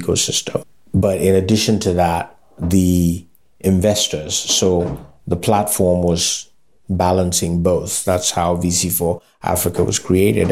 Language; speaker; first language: English; non-native, local second language; Yoruba